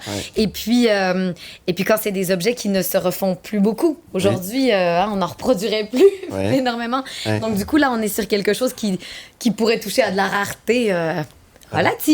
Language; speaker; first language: French; native; French